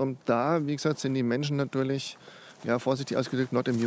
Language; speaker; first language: German; native; German